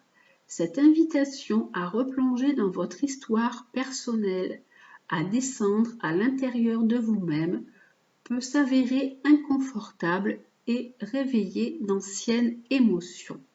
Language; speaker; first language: French; native; French